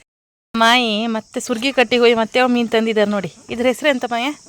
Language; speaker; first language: Kannada; native; Kannada